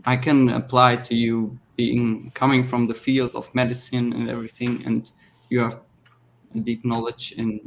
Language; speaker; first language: English; non-native, fluent; German